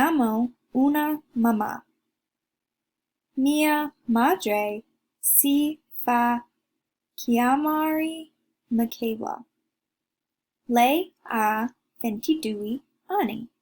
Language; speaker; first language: Italian; non-native, learner; English